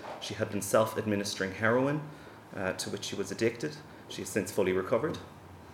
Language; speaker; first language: English; native; English